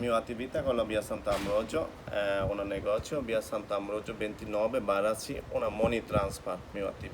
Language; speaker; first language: Italian; non-native, learner; Bangla